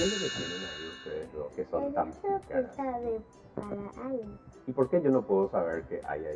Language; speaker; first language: Spanish; native; Spanish